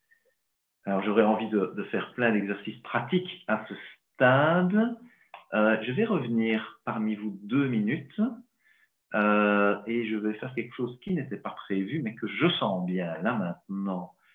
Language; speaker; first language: French; native; French